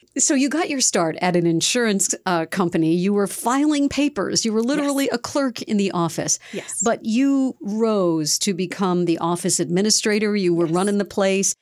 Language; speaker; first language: English; native; English